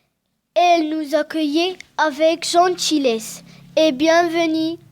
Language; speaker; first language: French; non-native, learner; Arabic